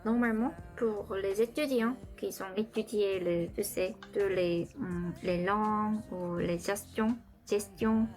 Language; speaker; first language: French; non-native, learner; Korean